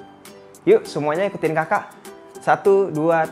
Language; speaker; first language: Indonesian; native; Indonesian